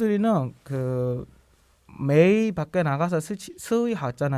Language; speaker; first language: Korean; non-native, learner; Burmese